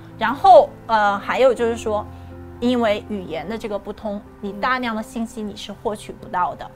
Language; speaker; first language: Chinese; native; Chinese